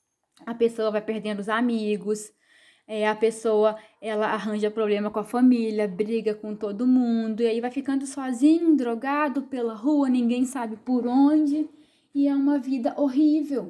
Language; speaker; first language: Portuguese; native; Portuguese